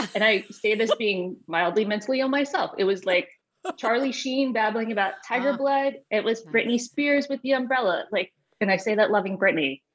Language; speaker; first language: English; native; English